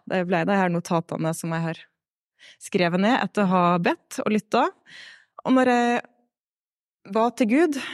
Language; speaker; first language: Norwegian; native; Norwegian